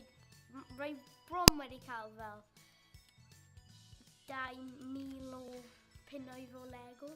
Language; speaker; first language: Welsh; non-native, local second language; English